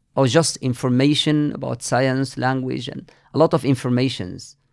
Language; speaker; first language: English; non-native, fluent; Arabic